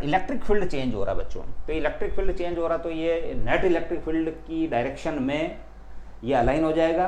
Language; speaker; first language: Hindi; native; Hindi